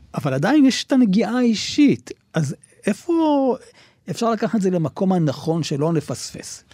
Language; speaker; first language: Hebrew; native; Hebrew